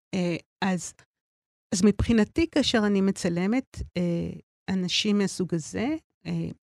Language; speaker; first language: Hebrew; native; Hebrew